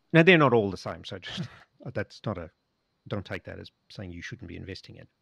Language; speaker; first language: English; native; English